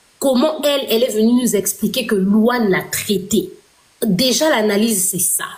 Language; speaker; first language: French; non-native, local second language; Lingala